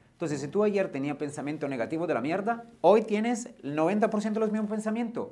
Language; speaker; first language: Spanish; non-native, fluent; Italian